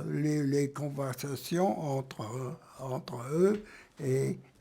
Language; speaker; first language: French; early bilingual, other home language; German